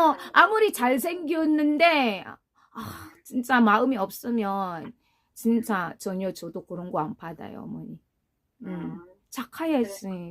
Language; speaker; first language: Korean; non-native, fluent; Filipino